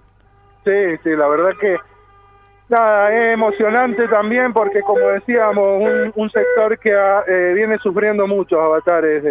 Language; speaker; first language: Spanish; native; Spanish